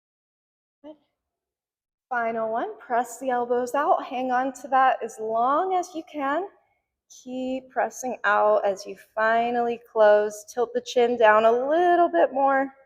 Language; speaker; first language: English; native; English